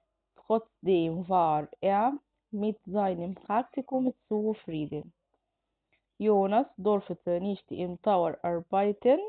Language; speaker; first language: German; non-native, fluent; Arabic